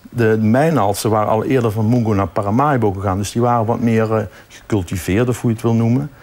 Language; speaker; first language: Dutch; native; Dutch